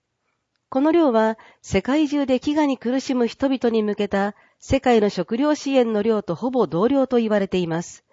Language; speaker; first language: Japanese; native; Japanese